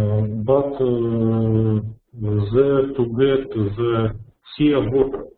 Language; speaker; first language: English; non-native, learner; Russian